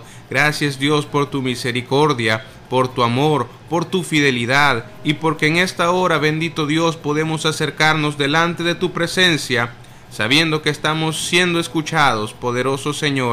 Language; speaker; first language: Spanish; native; Spanish